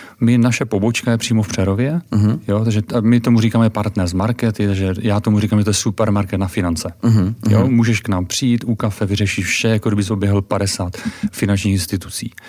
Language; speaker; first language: Czech; native; Czech